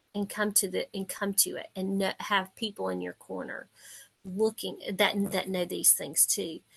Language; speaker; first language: English; native; English